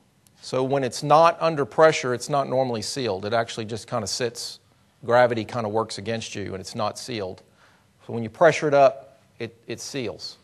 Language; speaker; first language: English; native; English